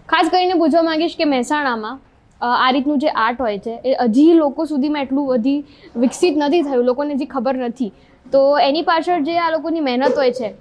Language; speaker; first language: Gujarati; native; Gujarati